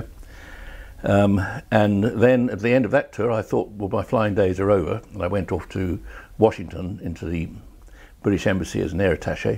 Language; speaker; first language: English; native; English